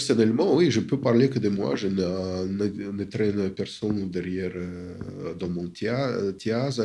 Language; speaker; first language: French; non-native, fluent; Russian